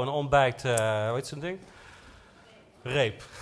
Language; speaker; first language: Dutch; native; Dutch